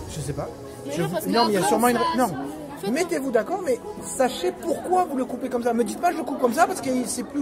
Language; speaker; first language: French; native; French